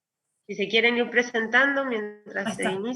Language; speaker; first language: Spanish; native; Spanish